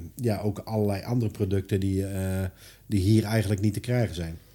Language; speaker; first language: Dutch; non-native, fluent; Italian